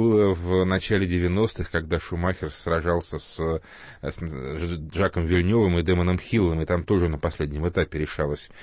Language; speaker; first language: Russian; native; Russian